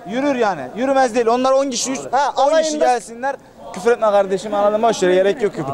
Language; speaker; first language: Turkish; native; Turkish